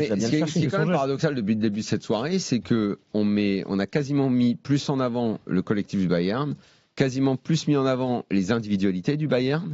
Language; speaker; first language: French; native; French